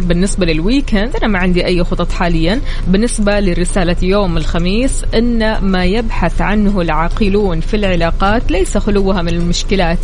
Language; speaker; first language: Arabic; native; Arabic